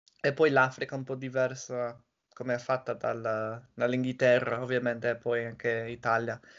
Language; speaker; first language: Italian; non-native, fluent; English